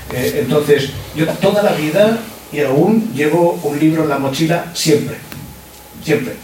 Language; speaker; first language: Spanish; native; Spanish